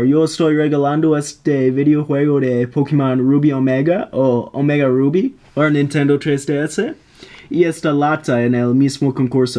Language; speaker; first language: Spanish; non-native, learner; English